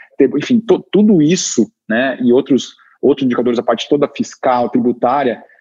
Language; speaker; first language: Portuguese; native; Portuguese